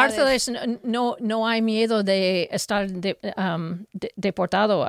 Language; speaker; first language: Spanish; non-native, fluent; English